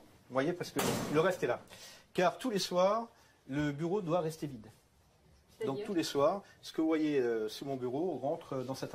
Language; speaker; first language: French; native; French